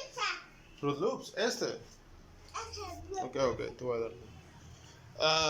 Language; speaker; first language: Spanish; native; Spanish